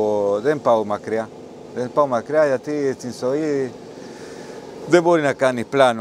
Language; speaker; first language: Greek; non-native, learner; Spanish